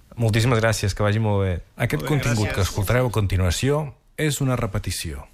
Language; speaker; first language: Catalan; native; Catalan